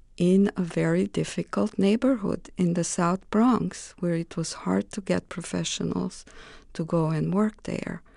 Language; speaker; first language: English; non-native, fluent; Romanian